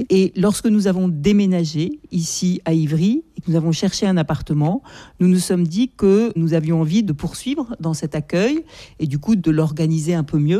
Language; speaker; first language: French; native; French